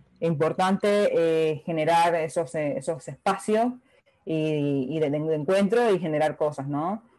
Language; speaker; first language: Spanish; native; Spanish